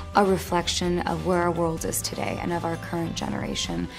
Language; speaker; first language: English; early bilingual, other home language; Spanish